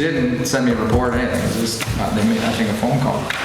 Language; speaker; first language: English; native; English